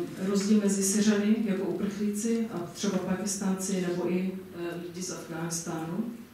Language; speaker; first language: Czech; non-native, fluent; English